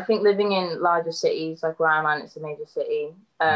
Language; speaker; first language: English; native; English